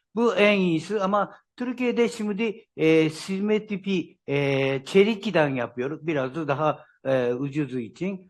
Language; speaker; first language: Turkish; non-native, learner; Japanese